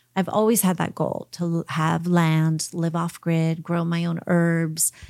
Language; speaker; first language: English; early bilingual, heritage; English